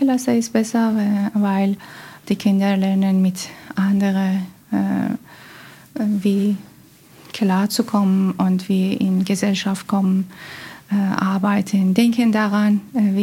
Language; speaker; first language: German; non-native, learner; Persian